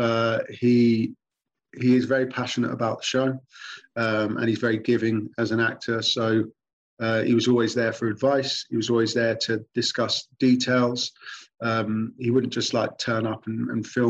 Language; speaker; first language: English; native; English